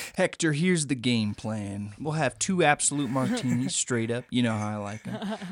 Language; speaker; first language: English; native; English